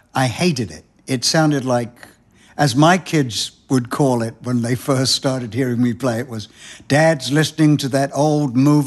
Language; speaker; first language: English; native; English